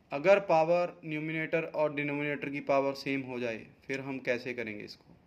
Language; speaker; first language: Hindi; non-native, local second language; Punjabi